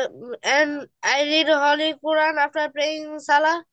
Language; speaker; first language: English; non-native, learner; Bangla